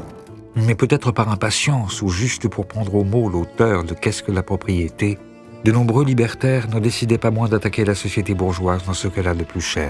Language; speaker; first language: French; native; French